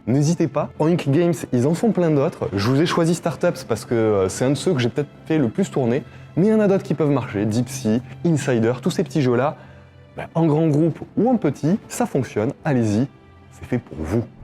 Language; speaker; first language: French; native; French